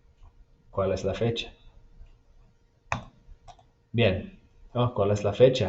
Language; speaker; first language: Spanish; non-native, fluent; English